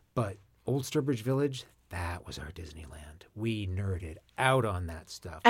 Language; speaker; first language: English; native; English